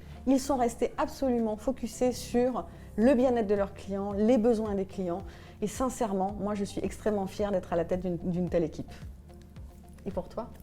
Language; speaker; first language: French; native; French